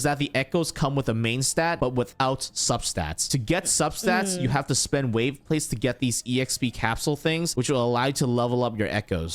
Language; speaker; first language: English; native; English